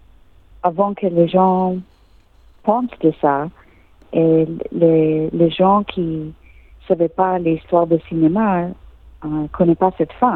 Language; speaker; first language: French; non-native, learner; English